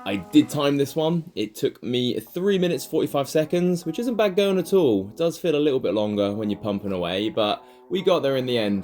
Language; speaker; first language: English; native; English